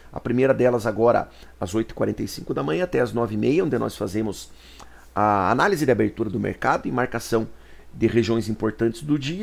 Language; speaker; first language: Portuguese; native; Portuguese